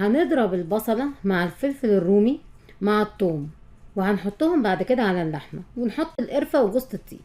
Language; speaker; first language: Arabic; native; Arabic